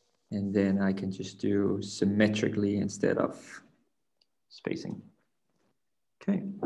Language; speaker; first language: English; non-native, fluent; Danish